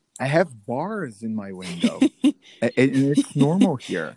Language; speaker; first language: English; non-native, fluent; Portuguese